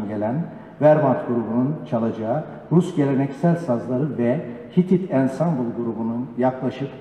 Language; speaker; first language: Turkish; native; Turkish